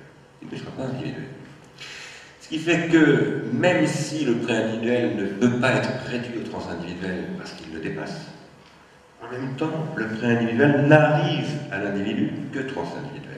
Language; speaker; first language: French; native; French